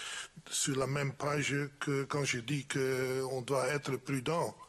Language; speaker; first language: French; non-native, fluent; Dutch